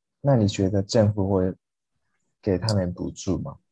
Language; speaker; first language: Chinese; non-native, fluent; Japanese